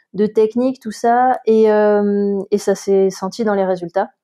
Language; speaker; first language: French; native; French